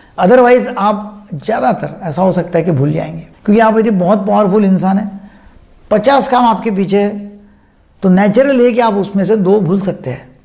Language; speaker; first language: Hindi; non-native, local second language; Marathi